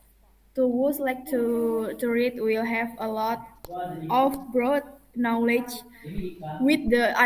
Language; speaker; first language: English; non-native, learner; Indonesian